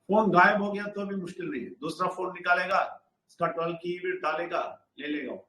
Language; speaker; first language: Hindi; non-native, local second language; Telugu